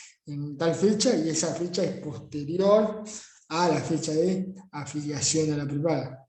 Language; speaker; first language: Spanish; native; Spanish